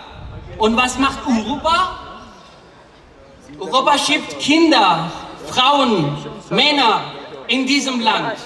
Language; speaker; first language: German; non-native, fluent; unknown